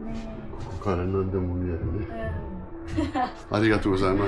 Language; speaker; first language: Japanese; non-native, learner; English